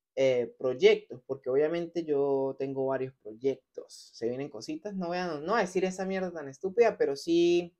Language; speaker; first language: Spanish; native; Spanish